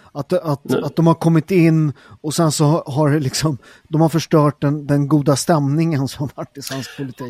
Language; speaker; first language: Swedish; early bilingual, other home language; Italian